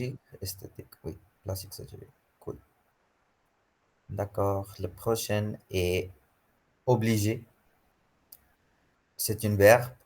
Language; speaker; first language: French; non-native, fluent; Hindi